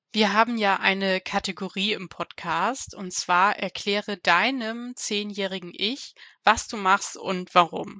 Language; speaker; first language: German; native; German